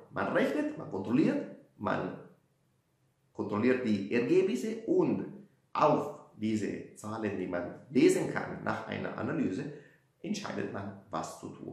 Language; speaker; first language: German; non-native, fluent; Italian